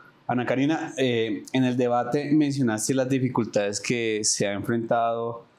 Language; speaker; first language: Spanish; native; Spanish